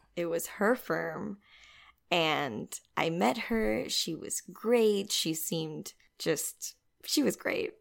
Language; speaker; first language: English; non-native, fluent; Spanish